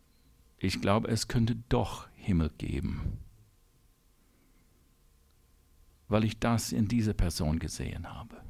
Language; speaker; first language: German; non-native, fluent; English